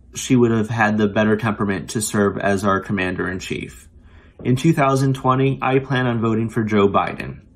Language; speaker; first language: English; native; English